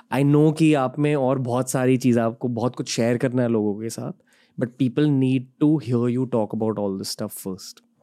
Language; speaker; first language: Hindi; native; Hindi